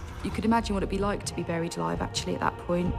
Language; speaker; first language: English; native; English